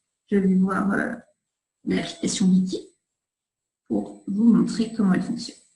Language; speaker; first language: French; native; French